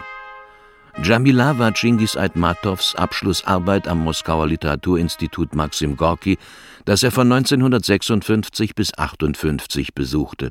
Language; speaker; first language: German; native; German